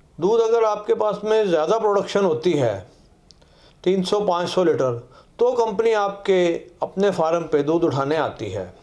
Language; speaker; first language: Hindi; non-native, local second language; Punjabi